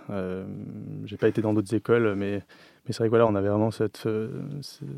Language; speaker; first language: French; native; French